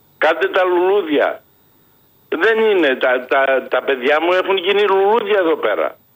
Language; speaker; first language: Greek; early bilingual, heritage; Greek